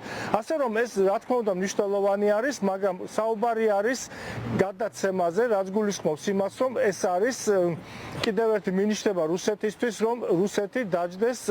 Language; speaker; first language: Georgian; native; Georgian